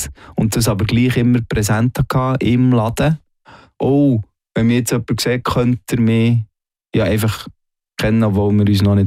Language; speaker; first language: German; native; German